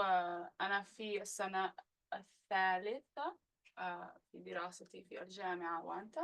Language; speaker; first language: Arabic; non-native, learner; English